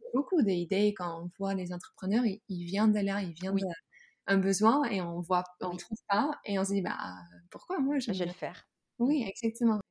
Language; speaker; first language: French; non-native, fluent; Dutch